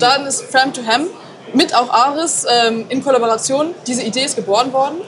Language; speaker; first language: German; native; German